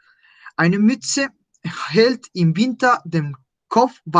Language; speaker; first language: German; non-native, fluent; Spanish